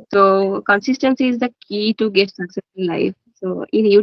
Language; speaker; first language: English; non-native, learner; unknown